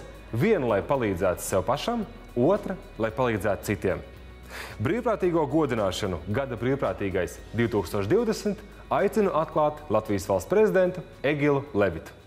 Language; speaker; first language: Latvian; native; Latvian